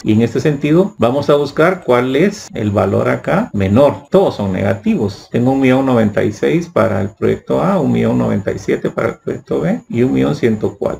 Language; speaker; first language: Spanish; native; Spanish